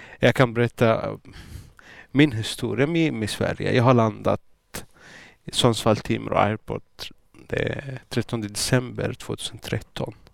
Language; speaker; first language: Swedish; non-native, fluent; Arabic